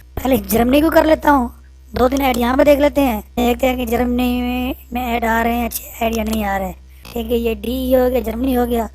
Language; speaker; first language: Urdu; non-native, local second language; Punjabi